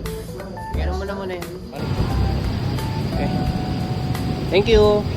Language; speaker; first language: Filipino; native; Filipino